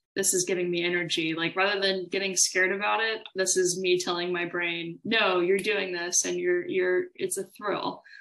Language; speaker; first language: English; native; English